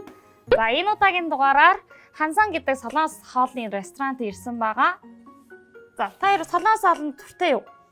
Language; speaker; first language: Mongolian; non-native, fluent; Korean